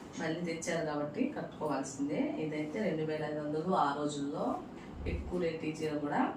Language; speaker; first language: Telugu; non-native, local second language; Urdu